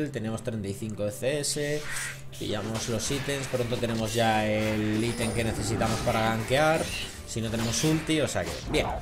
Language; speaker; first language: Spanish; native; Spanish